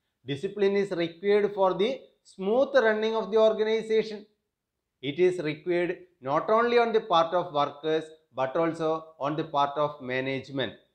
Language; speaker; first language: English; non-native, local second language; Malayalam